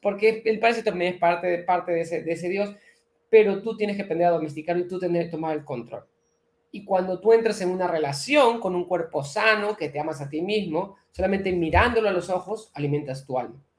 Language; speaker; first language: Spanish; native; Spanish